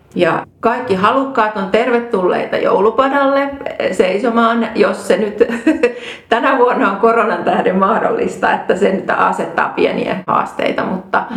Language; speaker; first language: Finnish; native; Finnish